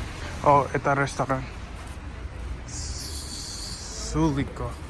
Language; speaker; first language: Russian; non-native, learner; English